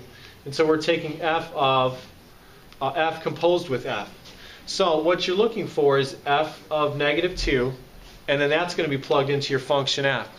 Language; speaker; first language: English; native; English